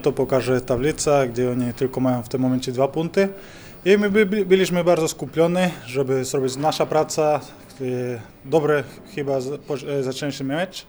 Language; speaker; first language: Polish; non-native, learner; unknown